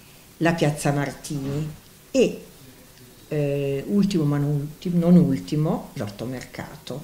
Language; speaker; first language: Italian; native; Italian